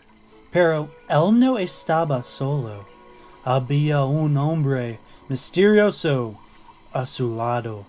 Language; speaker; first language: Spanish; non-native, learner; English